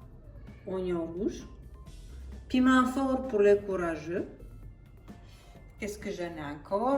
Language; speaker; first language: French; non-native, fluent; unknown